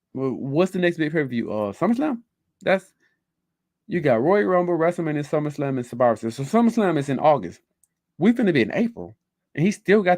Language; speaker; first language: English; native; English